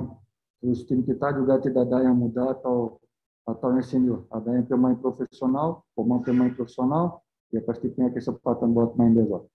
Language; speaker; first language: Indonesian; non-native, fluent; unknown